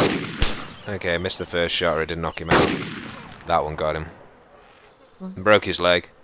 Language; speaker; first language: English; native; English